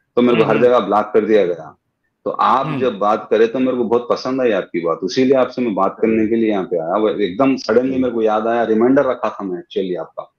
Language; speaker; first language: Hindi; non-native, local second language; Urdu